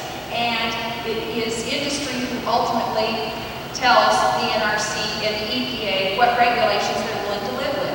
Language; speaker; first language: English; native; English